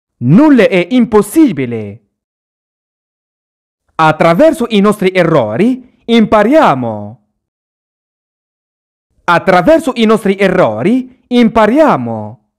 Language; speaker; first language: Italian; non-native, fluent; Arabic